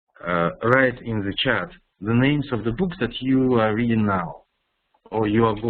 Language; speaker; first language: English; non-native, fluent; Russian